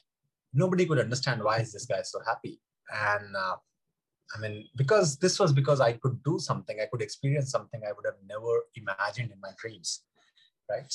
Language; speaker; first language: English; non-native, local second language; Hindi